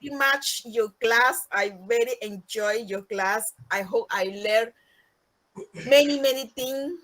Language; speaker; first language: English; non-native, learner; Spanish